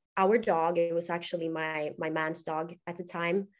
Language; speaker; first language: English; non-native, fluent; Swedish